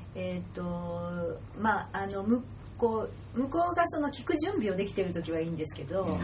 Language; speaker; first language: Japanese; native; Japanese